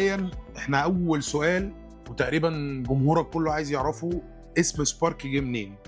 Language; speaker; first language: Arabic; native; Arabic